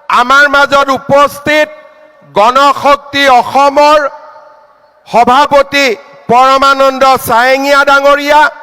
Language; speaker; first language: Assamese; native; Assamese